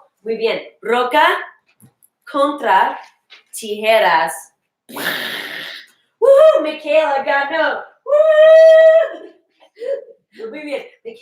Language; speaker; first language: Spanish; non-native, fluent; English